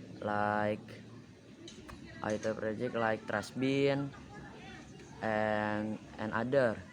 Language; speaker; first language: English; non-native, learner; Indonesian